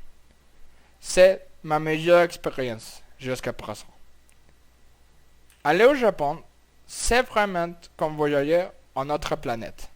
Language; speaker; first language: French; non-native, learner; Spanish